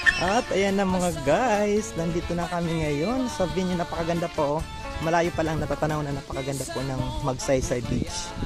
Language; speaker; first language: Filipino; non-native, local second language; Waray